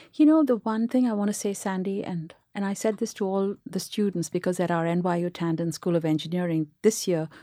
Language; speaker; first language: English; non-native, local second language; Tamil